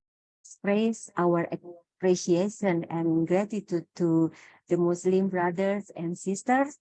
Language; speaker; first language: English; non-native, learner; Indonesian